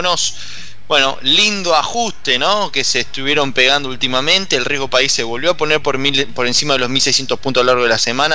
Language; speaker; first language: Spanish; native; Spanish